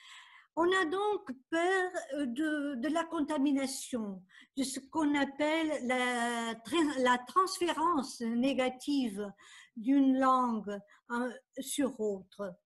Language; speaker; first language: French; non-native, fluent; Portuguese